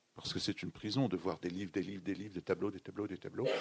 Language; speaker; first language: French; native; French